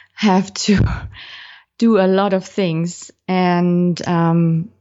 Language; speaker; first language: English; non-native, fluent; German